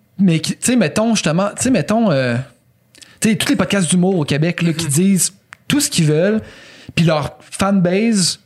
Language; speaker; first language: French; native; French